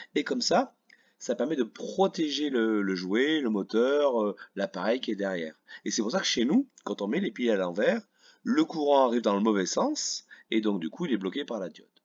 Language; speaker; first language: French; native; French